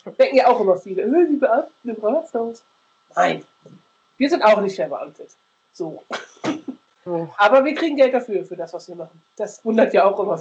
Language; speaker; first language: German; native; German